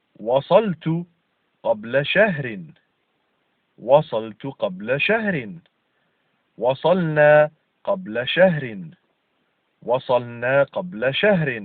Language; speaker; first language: Arabic; non-native, fluent; English